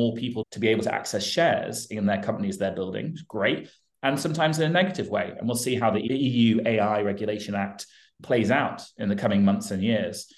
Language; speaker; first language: English; native; English